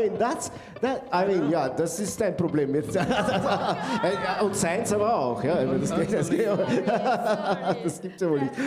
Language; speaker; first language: German; native; German